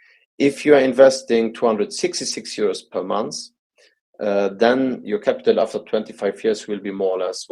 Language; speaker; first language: English; non-native, fluent; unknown